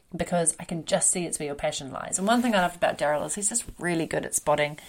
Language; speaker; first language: English; native; English